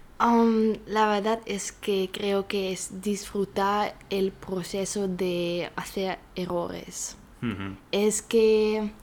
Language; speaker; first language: Spanish; non-native, learner; German